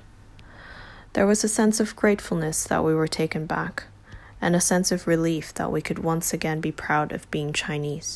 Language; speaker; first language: English; non-native, local second language; Cantonese